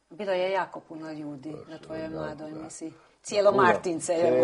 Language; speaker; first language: Serbian; early bilingual, heritage; Croatian